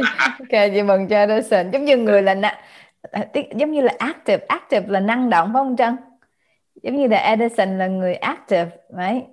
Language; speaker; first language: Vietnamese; early bilingual, heritage; Vietnamese